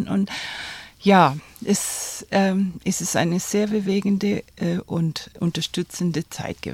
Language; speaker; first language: German; non-native, fluent; Spanish